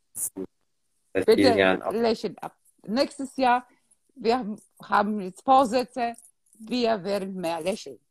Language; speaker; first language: German; non-native, fluent; Polish